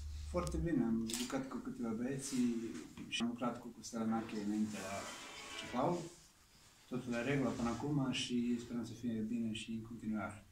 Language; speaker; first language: Romanian; non-native, fluent; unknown